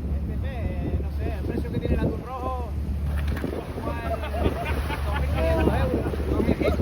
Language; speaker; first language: Spanish; native; Spanish